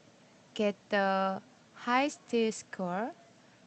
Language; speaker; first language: English; non-native, learner; Korean